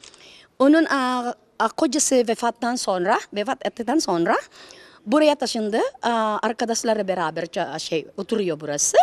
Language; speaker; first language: Turkish; non-native, learner; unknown